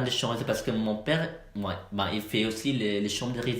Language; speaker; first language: French; non-native, learner; Malay